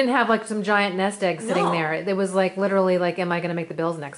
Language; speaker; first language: English; native; English